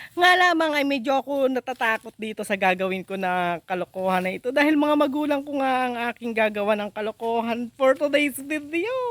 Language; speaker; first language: Filipino; native; Filipino